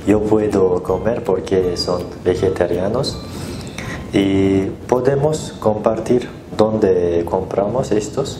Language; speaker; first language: Spanish; non-native, learner; Turkish